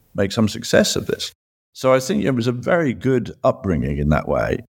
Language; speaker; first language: English; native; English